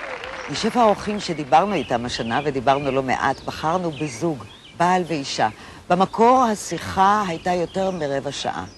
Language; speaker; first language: Hebrew; native; Hebrew